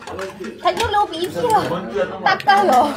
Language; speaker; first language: Chinese; native; Chinese